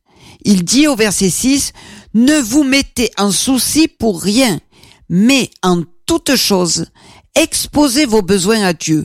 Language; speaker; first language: French; native; French